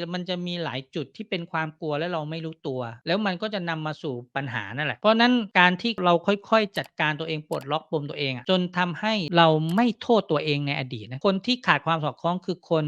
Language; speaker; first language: Thai; native; Thai